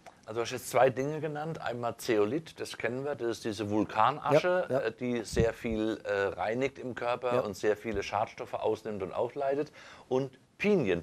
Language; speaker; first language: German; native; German